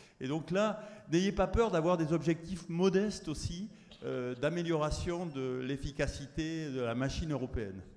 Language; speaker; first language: French; native; French